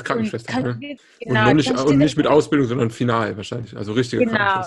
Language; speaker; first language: German; native; German